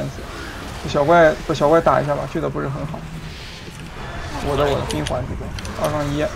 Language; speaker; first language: Chinese; native; Chinese